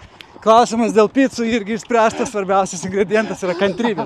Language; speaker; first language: Lithuanian; native; Lithuanian